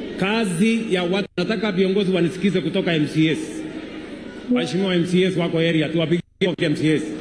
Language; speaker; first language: Swahili; non-native, local second language; Kalenjin